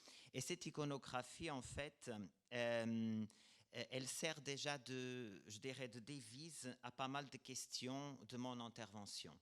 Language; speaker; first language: French; non-native, fluent; Portuguese